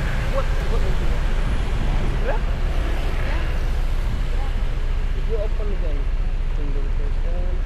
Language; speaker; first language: English; non-native, learner; Indonesian